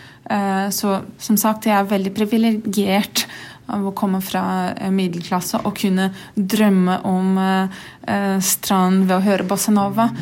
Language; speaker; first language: Norwegian; non-native, fluent; Portuguese